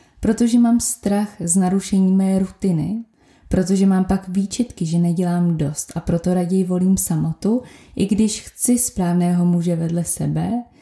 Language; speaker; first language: Czech; native; Czech